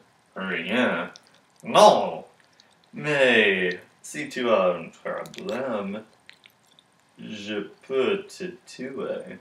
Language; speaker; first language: French; non-native, learner; English